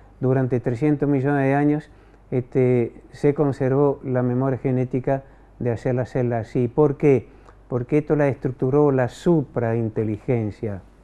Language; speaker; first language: Spanish; non-native, fluent; French